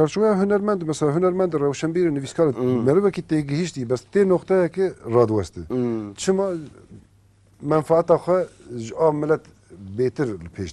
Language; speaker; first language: Kurdish; native; Kurdish